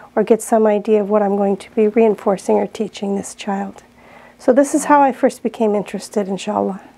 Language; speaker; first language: English; native; English